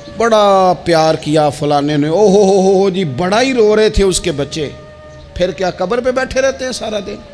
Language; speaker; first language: Urdu; non-native, local second language; Punjabi